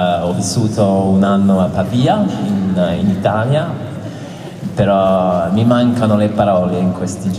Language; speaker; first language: Italian; non-native, learner; English